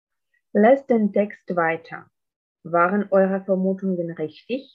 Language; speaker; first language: German; non-native, fluent; Russian